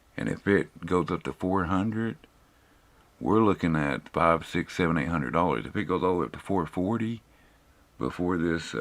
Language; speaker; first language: English; native; English